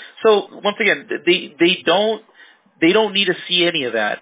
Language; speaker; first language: English; early bilingual, other home language; Spanish